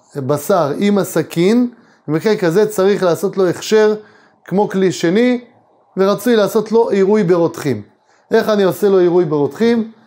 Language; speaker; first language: Hebrew; native; Hebrew